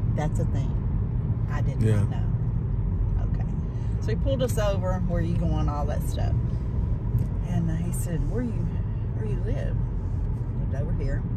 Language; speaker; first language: English; native; English